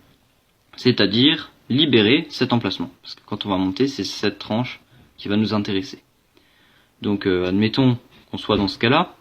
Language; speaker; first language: French; native; French